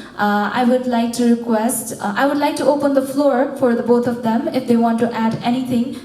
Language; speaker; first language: English; non-native, local second language; Nepali